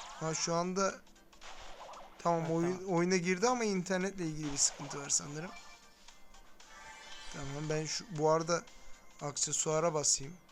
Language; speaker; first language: Turkish; native; Turkish